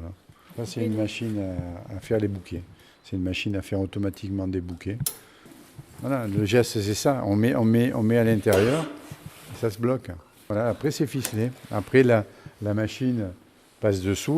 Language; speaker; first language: French; native; French